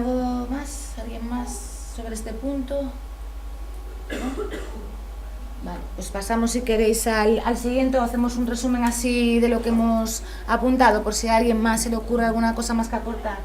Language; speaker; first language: Spanish; native; Spanish